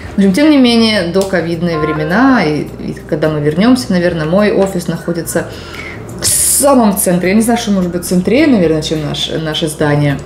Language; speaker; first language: Russian; native; Russian